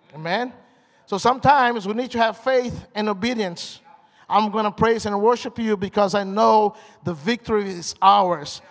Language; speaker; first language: English; non-native, fluent; Portuguese